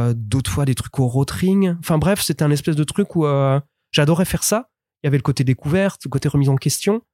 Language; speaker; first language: French; native; French